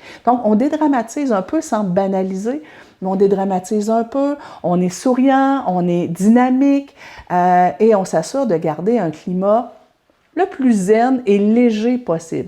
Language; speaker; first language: French; native; French